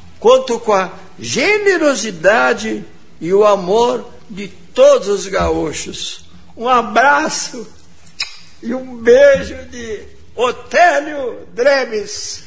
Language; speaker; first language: Portuguese; non-native, local second language; German